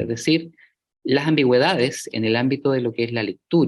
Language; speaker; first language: Spanish; native; Spanish